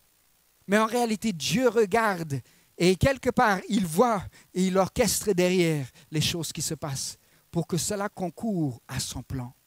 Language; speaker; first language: French; native; French